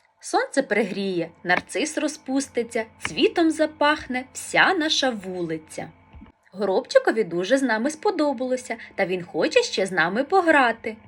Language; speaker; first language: Ukrainian; native; Ukrainian